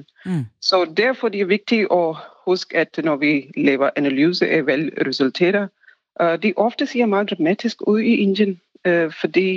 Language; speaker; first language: Danish; non-native, fluent; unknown